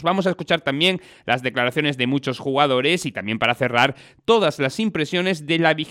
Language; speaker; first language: Spanish; native; Spanish